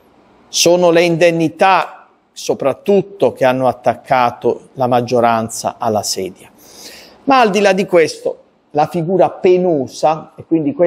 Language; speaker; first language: Italian; native; Italian